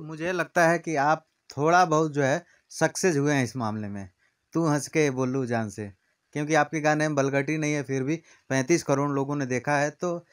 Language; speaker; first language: Hindi; native; Hindi